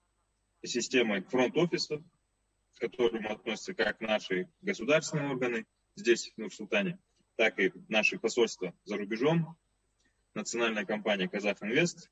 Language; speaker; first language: Russian; native; Russian